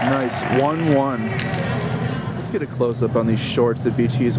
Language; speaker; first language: English; native; English